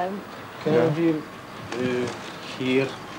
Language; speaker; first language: German; non-native, learner; Hungarian